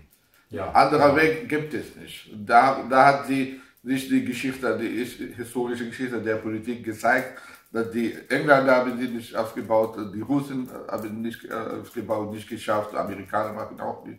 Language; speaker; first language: German; non-native, learner; Pashto